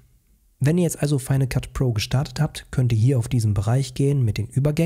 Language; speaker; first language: German; native; German